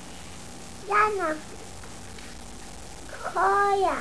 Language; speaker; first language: Japanese; native; Japanese